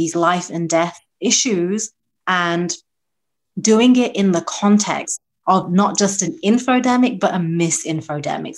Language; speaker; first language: English; native; English